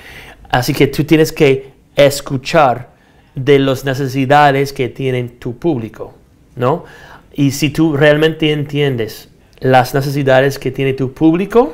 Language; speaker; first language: Spanish; non-native, fluent; English